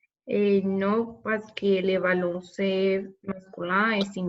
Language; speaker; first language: French; non-native, learner; Spanish